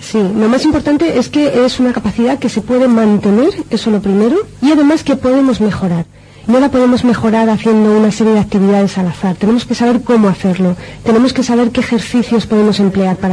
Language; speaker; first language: Spanish; native; Spanish